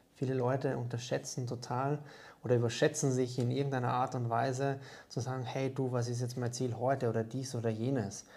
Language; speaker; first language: German; native; German